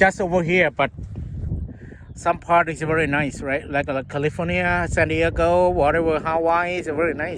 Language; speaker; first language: English; non-native, learner; Lao